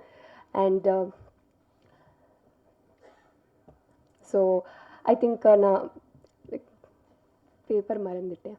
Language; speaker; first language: Tamil; non-native, local second language; Telugu